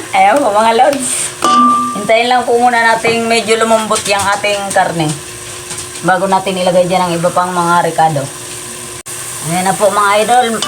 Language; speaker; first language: Filipino; non-native, local second language; Bikol